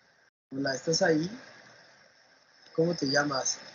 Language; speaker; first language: Spanish; native; Spanish